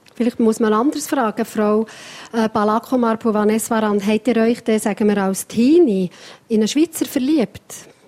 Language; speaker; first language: German; native; German